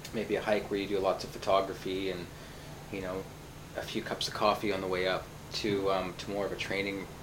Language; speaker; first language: English; native; English